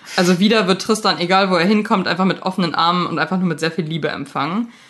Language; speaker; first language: German; native; German